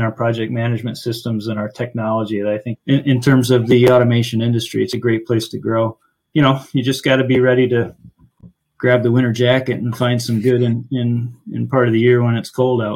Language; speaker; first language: English; native; English